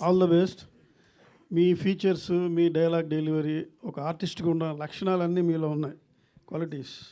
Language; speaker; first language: Telugu; native; Telugu